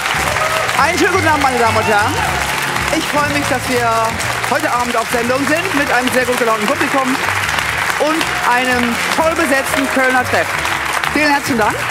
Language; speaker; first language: German; native; German